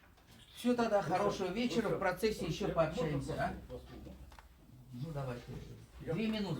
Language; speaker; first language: Russian; native; Russian